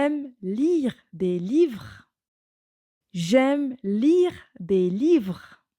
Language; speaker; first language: French; non-native, fluent; English